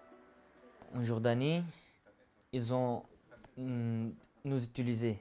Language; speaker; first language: French; non-native, learner; Arabic